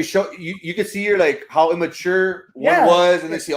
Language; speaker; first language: English; early bilingual, other home language; Spanish